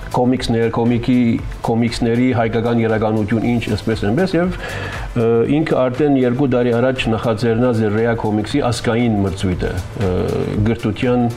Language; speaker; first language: Armenian; native; Armenian